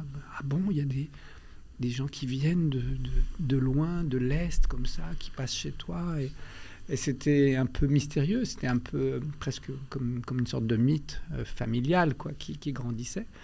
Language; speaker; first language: French; early bilingual, other home language; Albanian